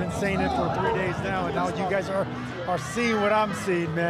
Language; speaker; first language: English; native; English